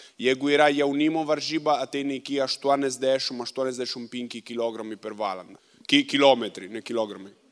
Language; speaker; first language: Lithuanian; non-native, fluent; Italian